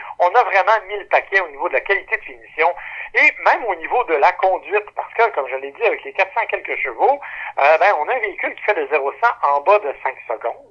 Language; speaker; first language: French; native; French